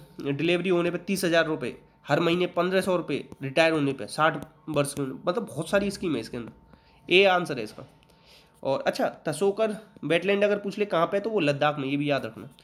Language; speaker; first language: Hindi; native; Hindi